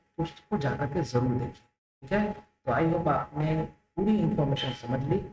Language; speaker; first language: Hindi; native; Hindi